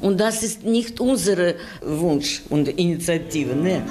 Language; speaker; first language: German; non-native, learner; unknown